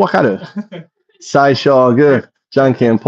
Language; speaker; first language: Japanese; non-native, learner; English